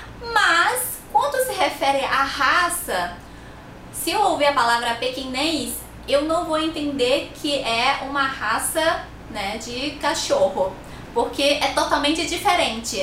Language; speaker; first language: Portuguese; non-native, fluent; Chinese